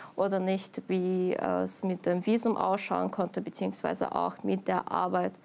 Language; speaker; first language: German; non-native, fluent; Ukrainian